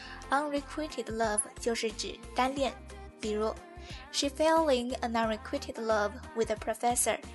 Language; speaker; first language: English; non-native, fluent; Chinese